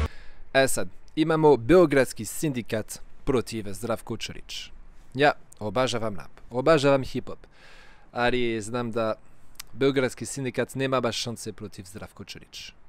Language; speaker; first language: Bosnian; non-native, fluent; French